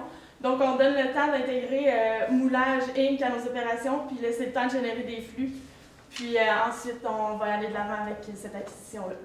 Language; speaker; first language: French; native; French